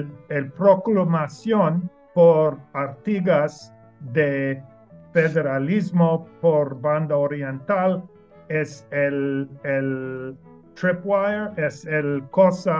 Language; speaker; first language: Spanish; non-native, learner; English